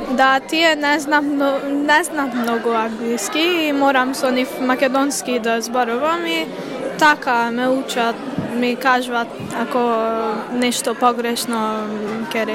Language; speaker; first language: Macedonian; early bilingual, heritage; Macedonian